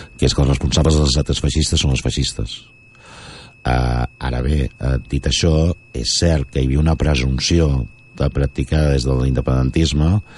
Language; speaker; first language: Catalan; native; Catalan